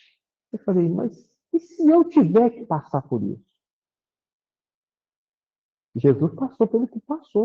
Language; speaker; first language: Portuguese; native; Portuguese